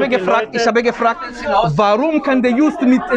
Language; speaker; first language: German; non-native, learner; English